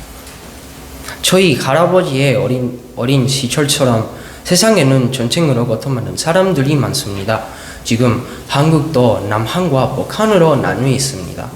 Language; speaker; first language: Korean; non-native, learner; Spanish